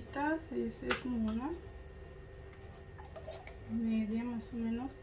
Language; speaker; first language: Spanish; native; Spanish